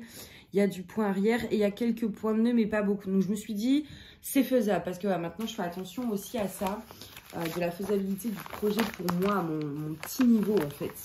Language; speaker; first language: French; native; French